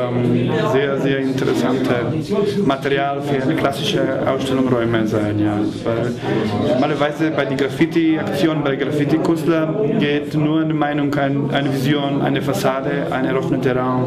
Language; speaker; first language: German; non-native, fluent; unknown